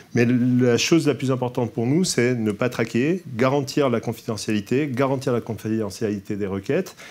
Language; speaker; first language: French; native; French